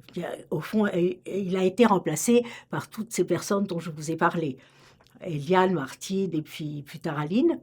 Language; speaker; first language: French; native; French